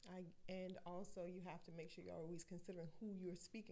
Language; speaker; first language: English; native; English